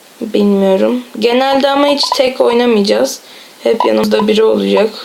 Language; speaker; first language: Turkish; native; Turkish